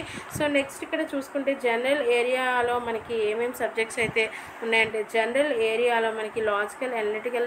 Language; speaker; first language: Telugu; native; Telugu